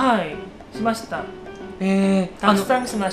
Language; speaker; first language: Japanese; non-native, learner; Korean